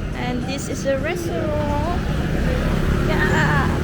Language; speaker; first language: English; non-native, learner; Thai